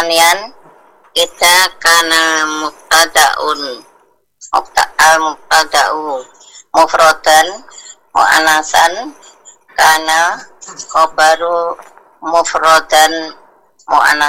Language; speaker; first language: Arabic; non-native, learner; Indonesian